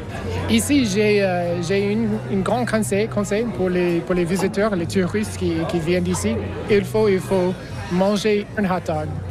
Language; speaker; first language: French; non-native, learner; English